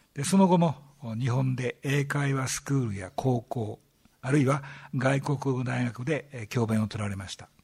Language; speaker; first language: Japanese; native; Japanese